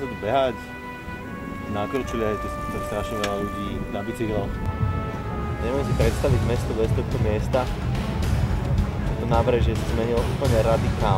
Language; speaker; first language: Slovak; native; Slovak